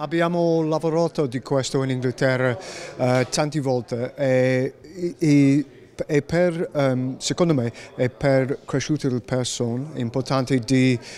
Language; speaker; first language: Italian; non-native, learner; English